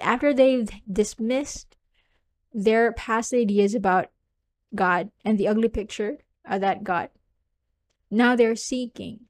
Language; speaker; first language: English; non-native, local second language; Cebuano